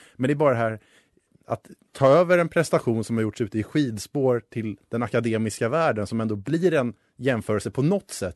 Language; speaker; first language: Swedish; native; Swedish